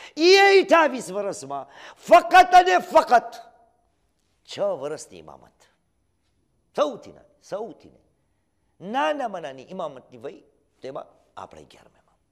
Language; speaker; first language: Gujarati; early bilingual, heritage; Gujarati